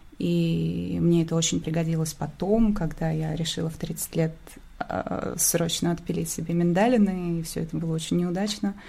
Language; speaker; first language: Russian; native; Russian